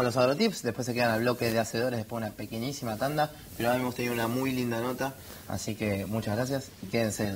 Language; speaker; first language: Spanish; native; Spanish